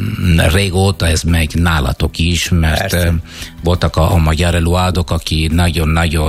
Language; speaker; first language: Hungarian; non-native, fluent; Italian